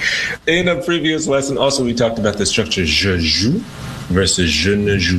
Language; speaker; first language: French; non-native, fluent; English